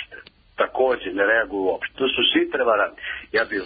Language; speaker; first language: Serbian; native; Serbian